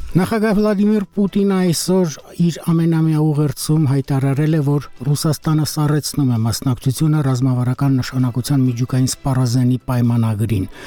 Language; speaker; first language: Armenian; native; Armenian